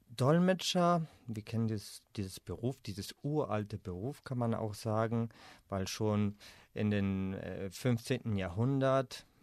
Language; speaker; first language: German; non-native, fluent; Spanish